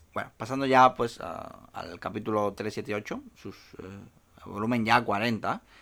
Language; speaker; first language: Spanish; native; Spanish